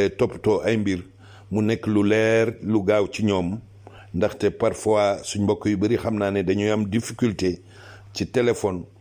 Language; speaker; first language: Wolof; non-native, local second language; Serer